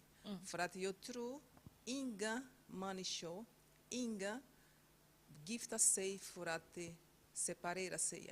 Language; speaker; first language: Swedish; non-native, fluent; Portuguese